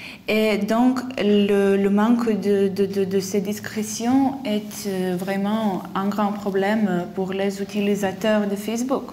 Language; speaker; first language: French; non-native, fluent; Lithuanian